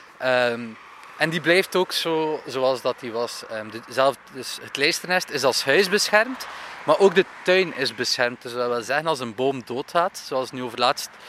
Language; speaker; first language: Dutch; native; Dutch